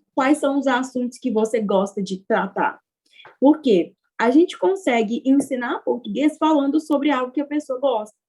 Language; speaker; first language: Portuguese; native; Portuguese